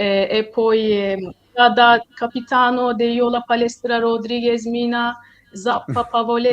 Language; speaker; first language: Italian; non-native, fluent; Turkish